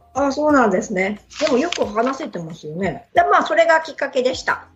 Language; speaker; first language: Japanese; native; Japanese